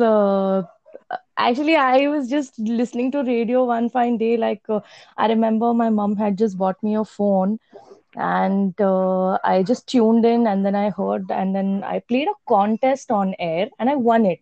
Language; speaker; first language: English; non-native, local second language; Hindi